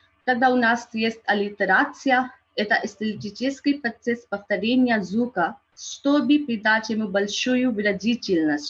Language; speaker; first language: Russian; non-native, fluent; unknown